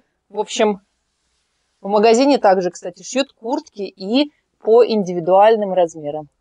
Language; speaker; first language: Russian; native; Russian